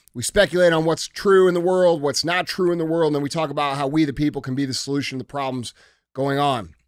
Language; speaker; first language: English; native; English